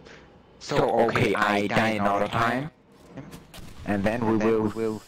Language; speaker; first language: English; non-native, learner; German